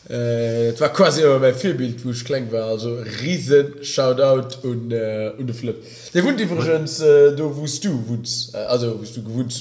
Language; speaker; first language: German; native; German